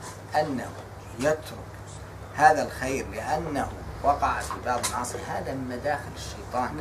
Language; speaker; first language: Arabic; native; Arabic